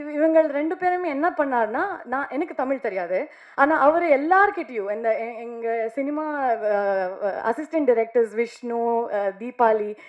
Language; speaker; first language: Tamil; non-native, learner; Kannada